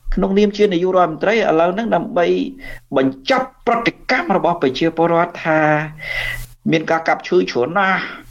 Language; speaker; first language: Khmer; native; Khmer